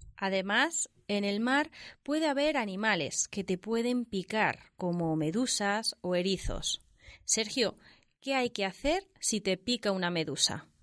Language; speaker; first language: Spanish; native; Spanish